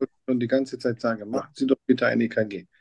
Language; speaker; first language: German; non-native, fluent; Turkish